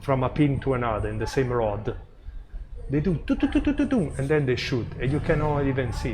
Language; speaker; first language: English; non-native, fluent; Italian